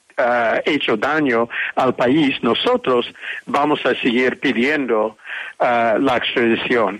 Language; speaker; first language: Spanish; non-native, fluent; English